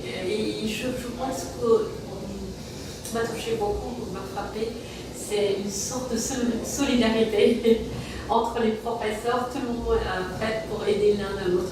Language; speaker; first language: French; non-native, fluent; Persian